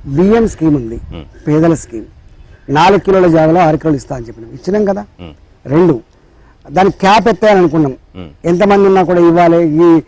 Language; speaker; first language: Telugu; native; Telugu